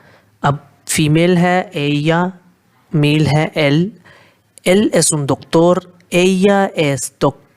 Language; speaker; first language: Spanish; non-native, fluent; Hindi